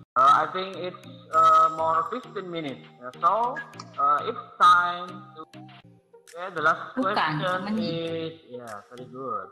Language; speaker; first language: English; non-native, learner; Indonesian